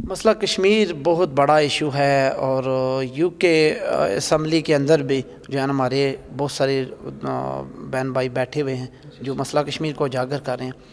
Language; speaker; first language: Urdu; non-native, local second language; Pahari-Potwari